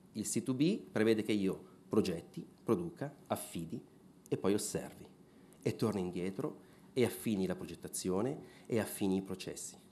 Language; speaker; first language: Italian; native; Italian